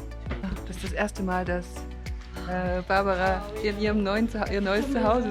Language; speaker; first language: German; native; German